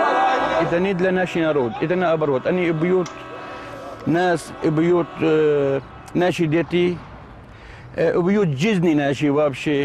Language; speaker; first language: Russian; non-native, learner; Arabic